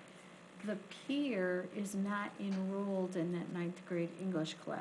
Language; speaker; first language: English; native; English